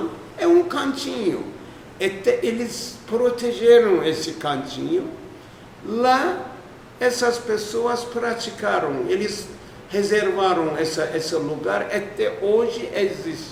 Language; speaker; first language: Portuguese; non-native, fluent; Turkish